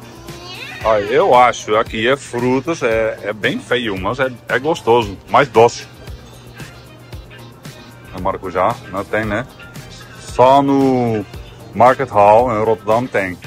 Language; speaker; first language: Portuguese; non-native, learner; Dutch